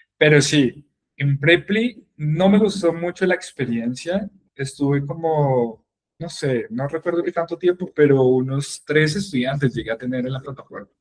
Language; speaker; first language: Spanish; native; Spanish